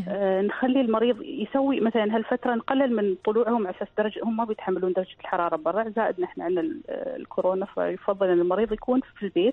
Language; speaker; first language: Arabic; native; Arabic